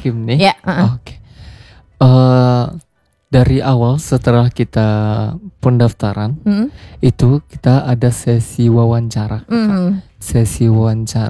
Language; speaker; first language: Indonesian; native; Indonesian